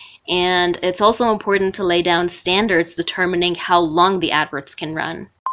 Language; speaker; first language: English; non-native, fluent; Persian